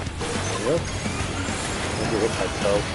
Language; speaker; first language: English; native; English